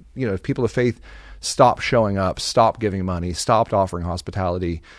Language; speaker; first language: English; native; English